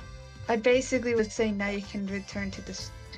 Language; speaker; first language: English; native; English